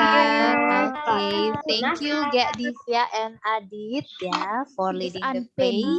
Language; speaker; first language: English; non-native, fluent; Indonesian